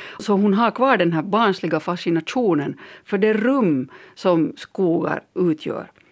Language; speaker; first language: Swedish; native; Swedish